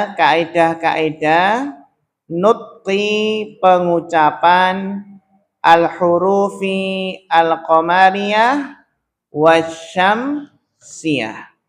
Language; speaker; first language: Arabic; non-native, fluent; Indonesian